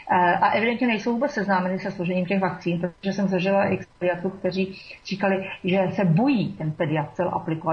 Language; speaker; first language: Czech; native; Czech